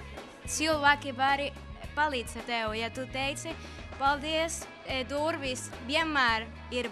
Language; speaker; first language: Latvian; non-native, learner; Spanish